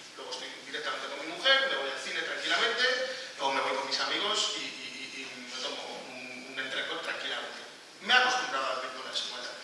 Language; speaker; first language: Spanish; native; Spanish